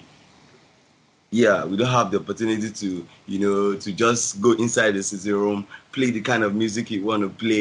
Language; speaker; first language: English; non-native, local second language; Yoruba